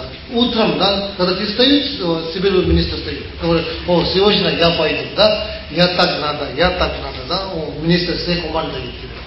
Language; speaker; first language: Russian; non-native, learner; Tibetan